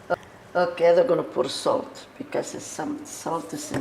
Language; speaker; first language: English; non-native, learner; Italian